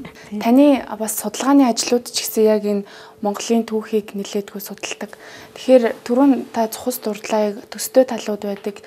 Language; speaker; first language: Mongolian; native; Mongolian